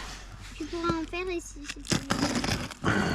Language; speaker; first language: French; native; French